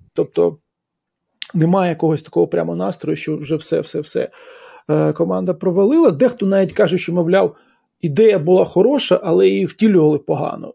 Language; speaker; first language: Ukrainian; native; Ukrainian